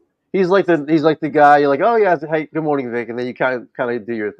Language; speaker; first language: English; native; English